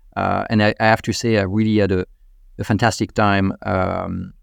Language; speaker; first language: English; non-native, fluent; French